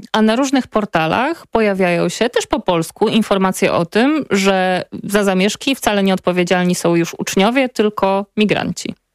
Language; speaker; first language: Polish; native; Polish